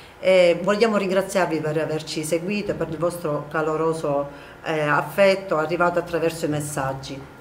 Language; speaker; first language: Italian; native; Italian